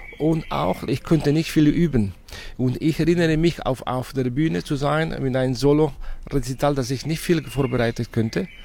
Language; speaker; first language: German; non-native, fluent; Spanish